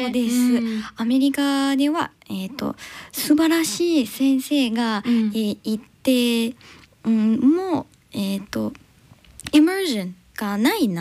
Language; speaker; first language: Japanese; non-native, learner; English